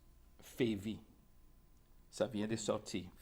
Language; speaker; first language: French; non-native, local second language; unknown